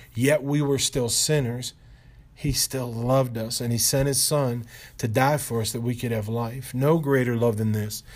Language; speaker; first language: English; native; English